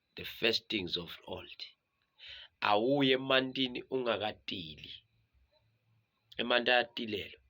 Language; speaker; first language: Zulu; non-native, local second language; Swati